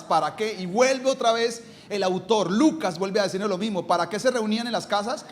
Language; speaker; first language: Spanish; native; Spanish